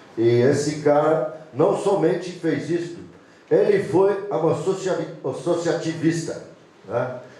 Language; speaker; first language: Portuguese; non-native, fluent; English